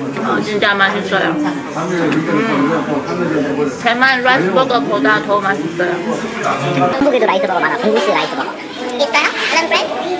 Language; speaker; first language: Korean; non-native, learner; Chinese